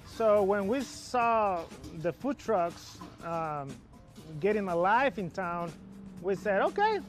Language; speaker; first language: English; non-native, fluent; Spanish